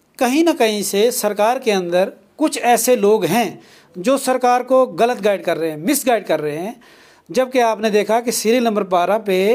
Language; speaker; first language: Hindi; non-native, local second language; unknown